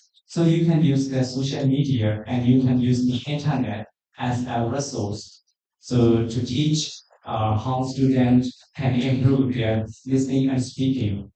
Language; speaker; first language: English; non-native, fluent; Burmese